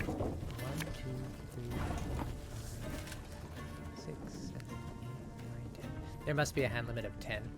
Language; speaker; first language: English; native; English